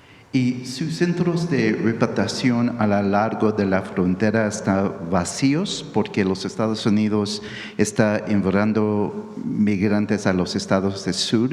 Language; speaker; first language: Spanish; early bilingual, heritage; Spanish